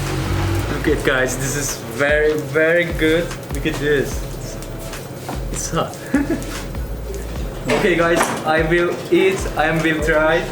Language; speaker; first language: English; non-native, learner; Turkish